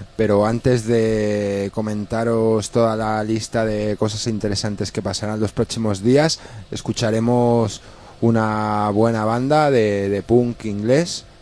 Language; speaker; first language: Spanish; native; Spanish